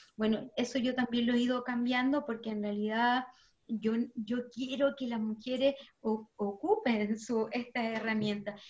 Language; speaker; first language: Spanish; native; Spanish